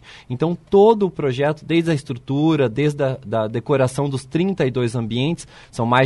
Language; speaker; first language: Portuguese; native; Portuguese